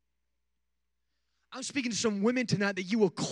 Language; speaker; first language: English; native; English